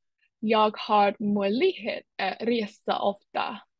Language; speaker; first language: Swedish; non-native, learner; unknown